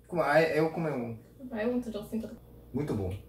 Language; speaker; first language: Portuguese; non-native, learner; Korean